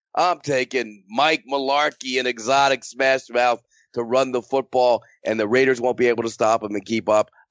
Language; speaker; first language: English; native; English